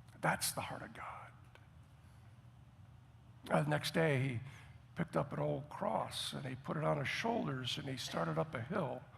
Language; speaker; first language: English; native; English